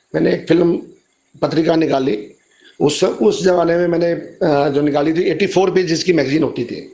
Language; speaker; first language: Hindi; native; Hindi